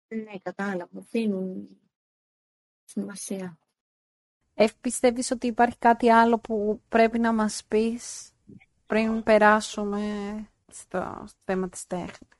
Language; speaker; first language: Greek; native; Greek